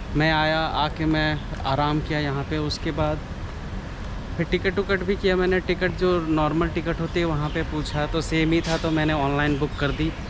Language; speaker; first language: Hindi; native; Hindi